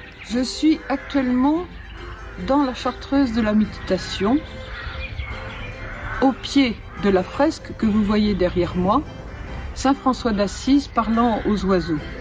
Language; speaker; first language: French; native; French